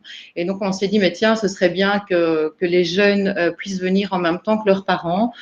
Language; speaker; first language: French; native; French